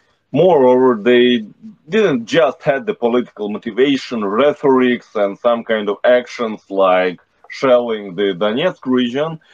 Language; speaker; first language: English; non-native, fluent; Russian